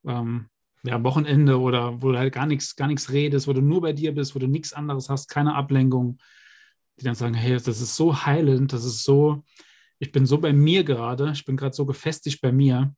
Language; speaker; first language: German; native; German